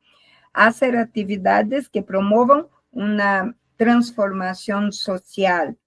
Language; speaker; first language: Spanish; non-native, learner; Portuguese